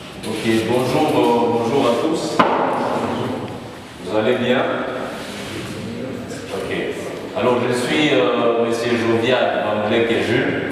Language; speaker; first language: French; non-native, local second language; Swahili